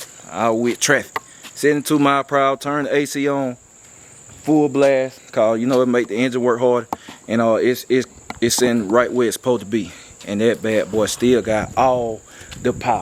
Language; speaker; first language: English; native; English